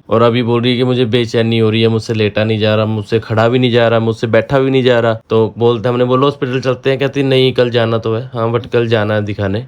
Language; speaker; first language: Hindi; non-native, local second language; Punjabi